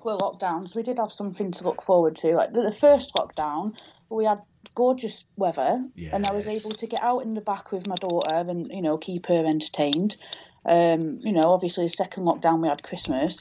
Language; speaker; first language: English; native; English